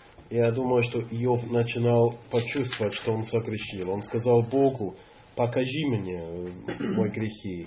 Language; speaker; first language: Russian; non-native, fluent; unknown